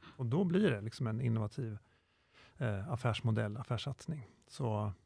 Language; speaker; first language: Swedish; native; Swedish